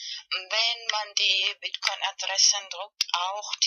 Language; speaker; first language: German; non-native, fluent; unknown